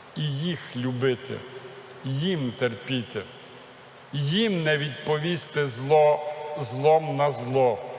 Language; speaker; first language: Ukrainian; native; Ukrainian